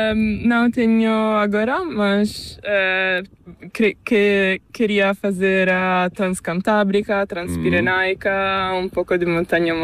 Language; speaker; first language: Spanish; non-native, learner; Portuguese